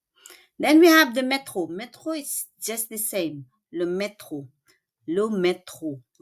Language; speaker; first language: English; non-native, local second language; Filipino